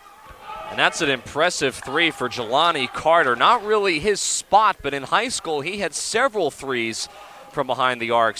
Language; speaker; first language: English; native; English